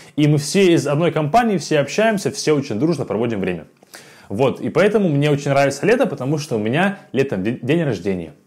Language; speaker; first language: Russian; native; Russian